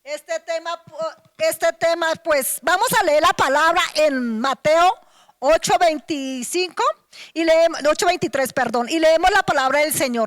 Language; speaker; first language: Spanish; native; Spanish